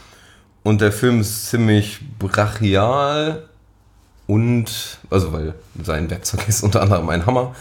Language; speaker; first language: German; native; German